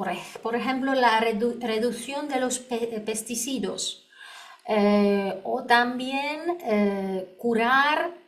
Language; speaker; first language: Spanish; non-native, learner; Polish